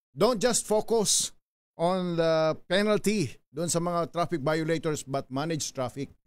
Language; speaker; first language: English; non-native, local second language; Filipino